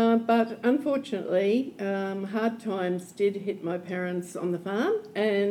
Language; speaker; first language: English; native; English